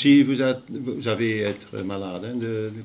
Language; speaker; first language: French; non-native, local second language; Dutch